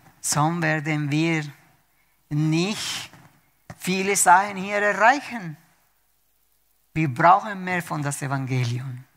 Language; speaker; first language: German; non-native, fluent; Spanish